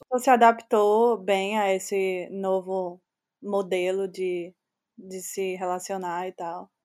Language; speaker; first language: Portuguese; native; Portuguese